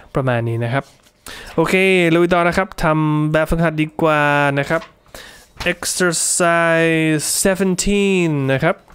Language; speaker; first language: Thai; non-native, fluent; English